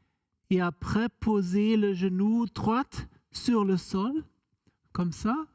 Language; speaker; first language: French; non-native, fluent; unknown